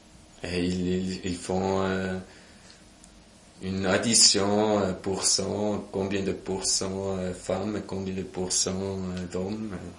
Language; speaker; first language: French; non-native, local second language; German